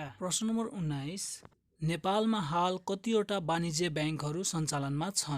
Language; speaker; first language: Nepali; native; Nepali